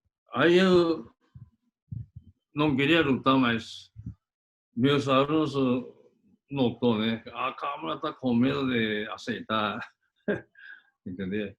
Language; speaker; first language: Portuguese; early bilingual, other home language; Japanese